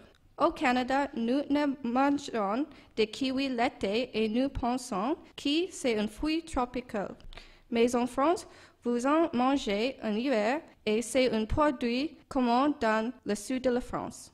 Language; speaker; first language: French; non-native, learner; English